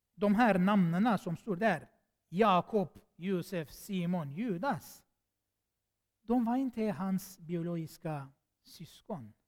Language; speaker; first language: Swedish; non-native, fluent; Armenian